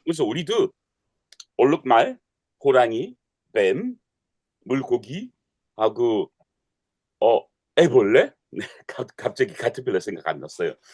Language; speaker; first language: Korean; non-native, learner; English